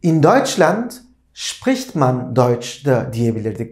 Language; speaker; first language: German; non-native, fluent; Turkish